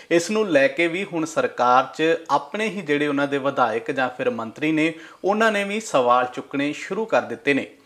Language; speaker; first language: Punjabi; native; Punjabi